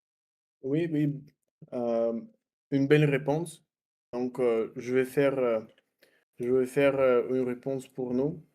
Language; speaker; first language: French; non-native, learner; Russian